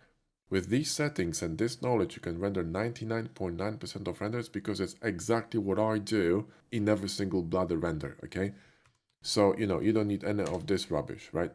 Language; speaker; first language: English; non-native, fluent; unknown